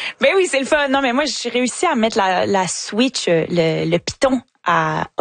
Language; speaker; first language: French; native; French